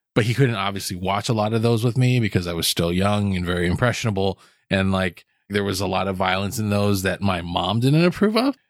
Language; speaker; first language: English; native; English